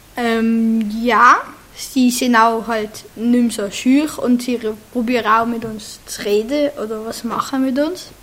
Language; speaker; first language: German; native; German